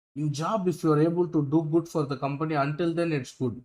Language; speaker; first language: English; non-native, local second language; Hindi